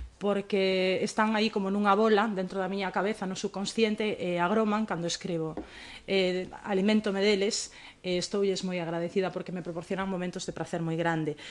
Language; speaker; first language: Galician; non-native, local second language; Spanish